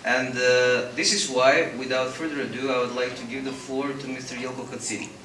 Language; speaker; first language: English; non-native, fluent; Macedonian